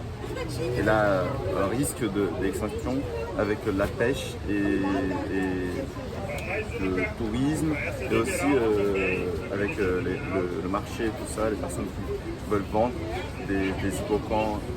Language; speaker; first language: French; non-native, fluent; Portuguese